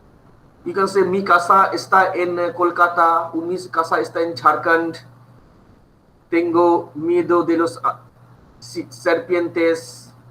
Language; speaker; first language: Spanish; non-native, fluent; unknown